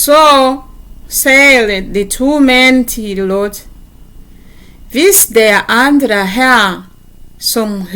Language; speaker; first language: Danish; non-native, learner; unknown